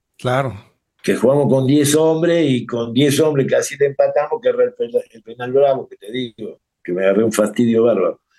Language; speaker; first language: Spanish; native; Spanish